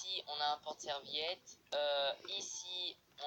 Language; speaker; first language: French; native; French